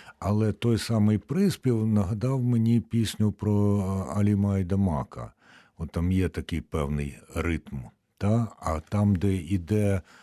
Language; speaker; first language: Ukrainian; native; Ukrainian